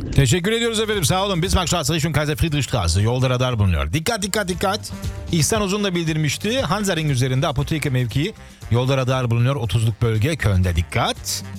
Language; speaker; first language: Turkish; early bilingual, heritage; Turkish